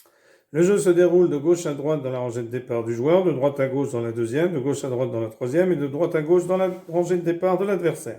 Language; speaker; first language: French; native; French